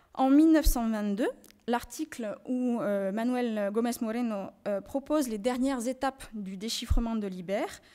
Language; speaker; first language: French; native; French